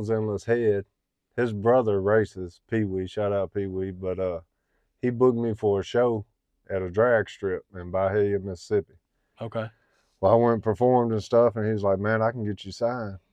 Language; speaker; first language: English; native; English